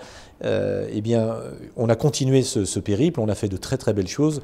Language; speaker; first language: French; native; French